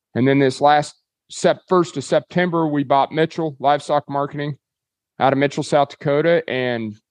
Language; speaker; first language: English; native; English